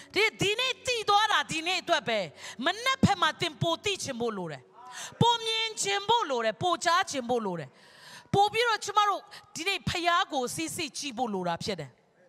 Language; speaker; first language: Burmese; non-native, local second language; Kachin